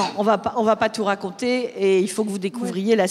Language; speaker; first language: French; native; French